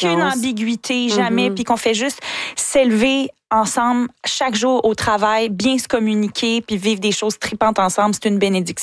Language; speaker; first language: French; native; French